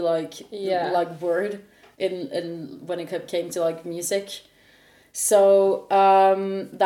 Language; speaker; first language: English; non-native, fluent; Norwegian